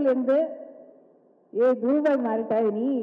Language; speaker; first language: Tamil; non-native, local second language; Malayalam